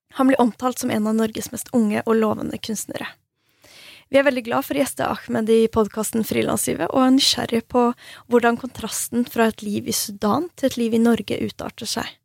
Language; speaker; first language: Norwegian; native; Norwegian